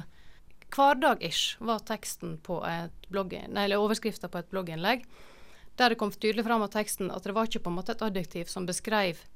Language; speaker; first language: Norwegian; native; Norwegian